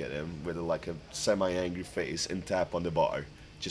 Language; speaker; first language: English; non-native, fluent; Croatian